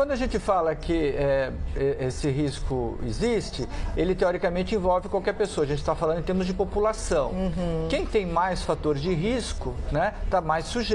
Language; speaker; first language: Portuguese; native; Portuguese